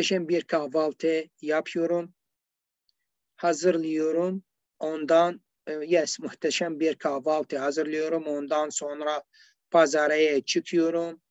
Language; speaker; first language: Turkish; non-native, learner; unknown